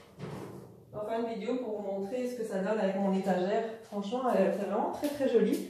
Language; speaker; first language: French; native; French